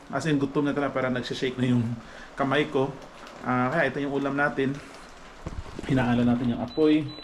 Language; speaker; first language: Filipino; non-native, local second language; Cebuano